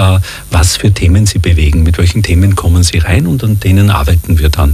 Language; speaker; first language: German; native; German